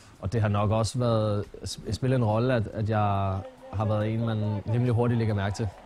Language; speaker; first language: Danish; native; Danish